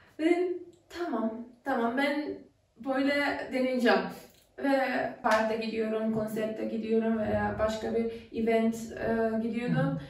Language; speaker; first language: Turkish; non-native, learner; Macedonian